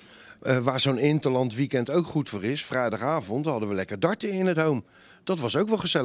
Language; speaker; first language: Dutch; native; Dutch